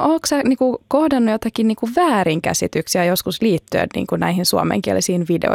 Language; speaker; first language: Finnish; native; Finnish